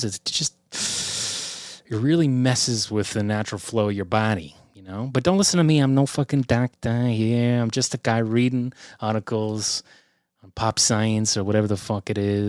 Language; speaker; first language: English; native; English